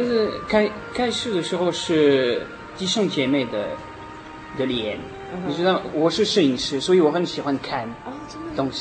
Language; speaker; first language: Chinese; non-native, learner; French